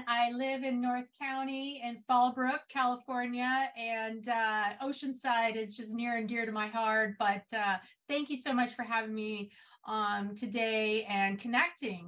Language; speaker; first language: English; native; English